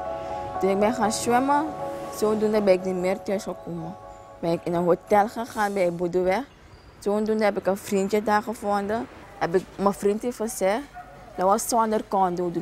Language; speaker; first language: Dutch; non-native, local second language; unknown